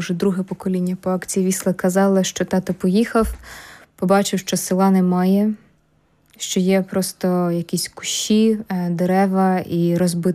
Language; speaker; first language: Ukrainian; native; Ukrainian